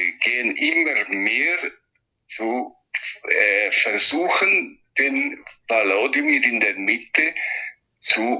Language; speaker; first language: German; non-native, fluent; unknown